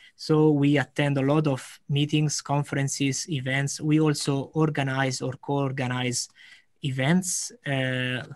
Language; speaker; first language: English; non-native, fluent; Italian